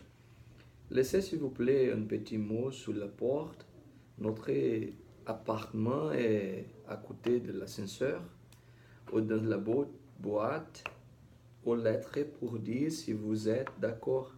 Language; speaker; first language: French; non-native, learner; Portuguese